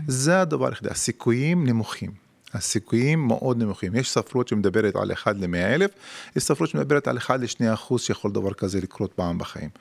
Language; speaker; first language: Hebrew; non-native, local second language; Arabic